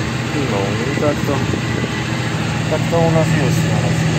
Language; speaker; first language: Polish; native; Polish